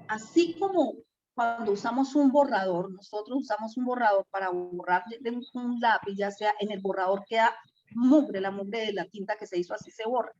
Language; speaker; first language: Spanish; native; Spanish